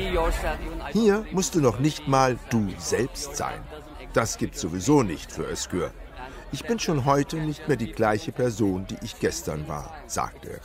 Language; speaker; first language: German; native; German